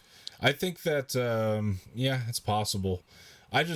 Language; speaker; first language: English; native; English